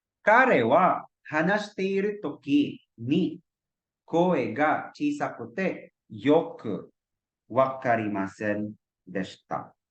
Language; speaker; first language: Japanese; non-native, fluent; Cebuano